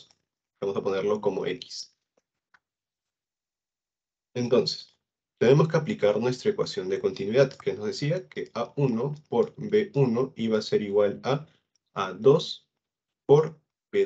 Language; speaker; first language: Spanish; native; Spanish